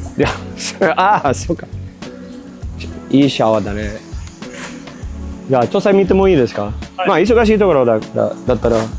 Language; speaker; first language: Japanese; non-native, learner; English